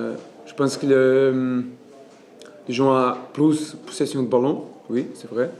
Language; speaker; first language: French; non-native, learner; Portuguese